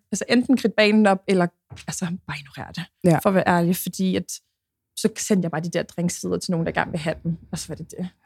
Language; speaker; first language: Danish; early bilingual, other home language; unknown